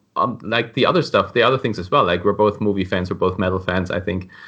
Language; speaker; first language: English; non-native, fluent; German